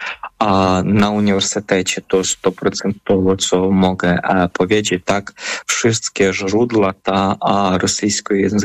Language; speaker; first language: Polish; non-native, fluent; Ukrainian